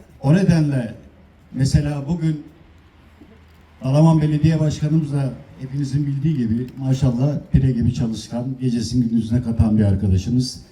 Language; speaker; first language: Turkish; native; Turkish